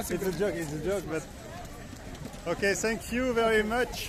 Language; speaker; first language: English; non-native, learner; French